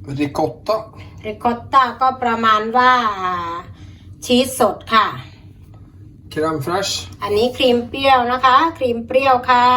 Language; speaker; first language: Thai; native; Thai